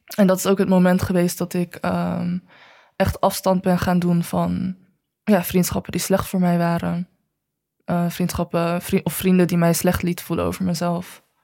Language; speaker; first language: Dutch; early bilingual, other home language; Chinese